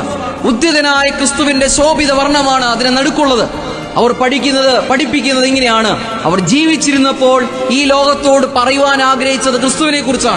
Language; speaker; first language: Malayalam; native; Malayalam